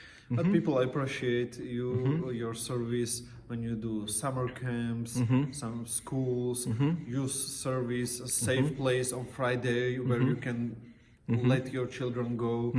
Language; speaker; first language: English; non-native, fluent; Slovak